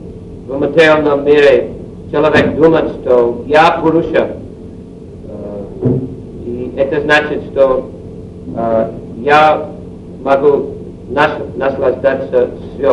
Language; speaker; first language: Russian; non-native, learner; English